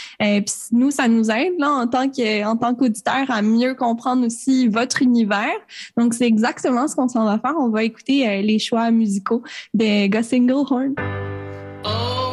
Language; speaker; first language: French; native; French